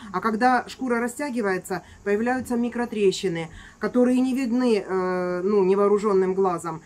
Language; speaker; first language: Russian; native; Russian